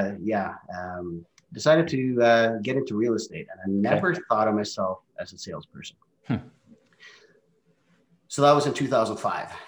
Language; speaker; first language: English; non-native, fluent; Norwegian